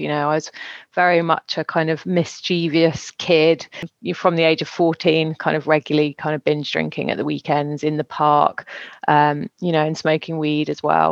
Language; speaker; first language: English; native; English